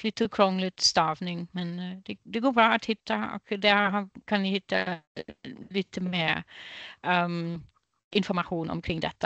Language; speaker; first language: Swedish; non-native, fluent; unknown